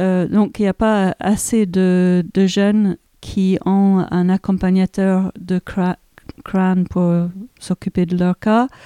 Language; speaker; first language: French; native; French